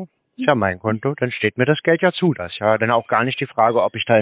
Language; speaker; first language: German; native; German